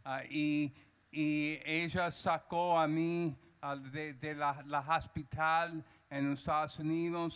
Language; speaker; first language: Spanish; non-native, learner; English